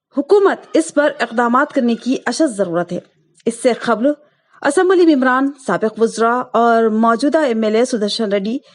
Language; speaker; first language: Urdu; native; Urdu